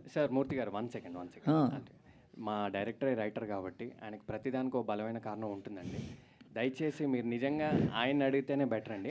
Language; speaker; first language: Telugu; native; Telugu